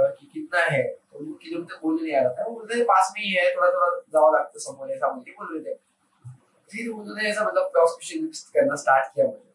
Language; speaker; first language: Hindi; non-native, local second language; Marathi